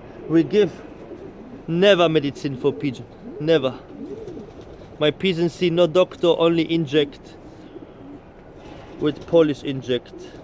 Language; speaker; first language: English; non-native, learner; Polish